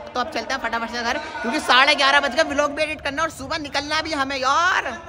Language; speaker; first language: Hindi; native; Hindi